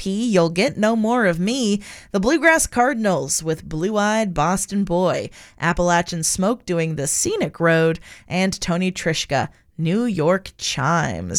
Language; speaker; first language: English; native; English